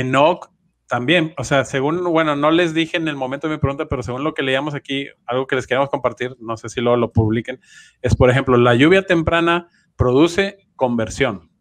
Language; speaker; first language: Spanish; native; Spanish